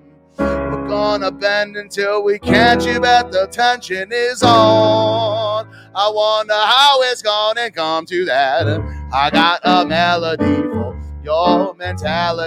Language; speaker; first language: English; native; English